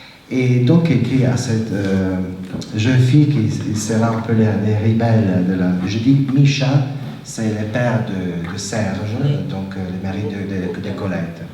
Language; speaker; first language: French; non-native, fluent; Italian